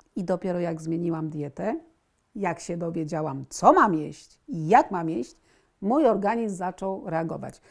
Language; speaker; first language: Polish; native; Polish